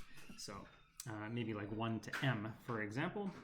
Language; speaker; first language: English; native; English